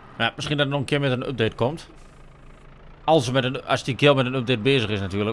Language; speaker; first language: Dutch; native; Dutch